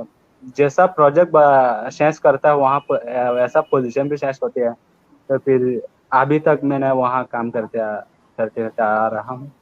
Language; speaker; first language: Hindi; non-native, learner; Rohingya